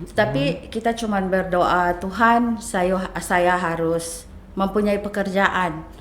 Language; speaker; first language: Indonesian; non-native, fluent; Filipino